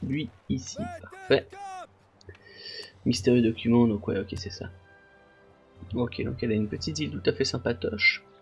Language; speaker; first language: French; native; French